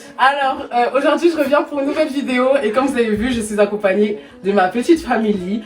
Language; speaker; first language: French; early bilingual, other home language; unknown